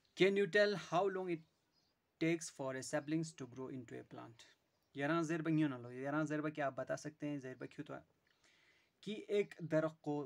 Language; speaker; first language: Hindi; non-native, local second language; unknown